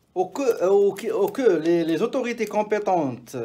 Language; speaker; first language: French; non-native, local second language; Arabic